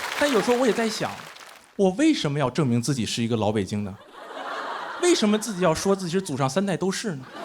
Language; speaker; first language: Chinese; native; Chinese